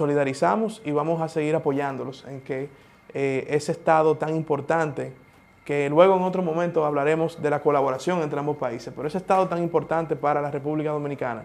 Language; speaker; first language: Spanish; native; Spanish